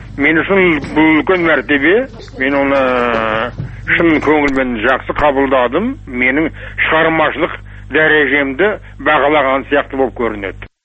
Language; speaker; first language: Kazakh; non-native, local second language; German